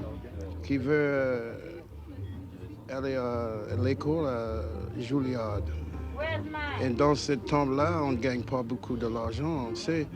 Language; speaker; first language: French; non-native, learner; English